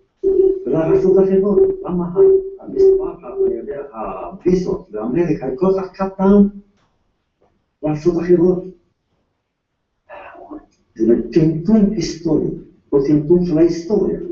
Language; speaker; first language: Hebrew; non-native, fluent; Yiddish